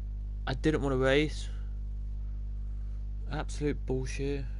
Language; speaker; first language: English; native; English